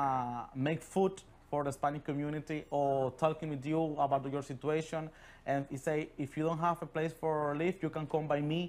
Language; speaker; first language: English; non-native, learner; Spanish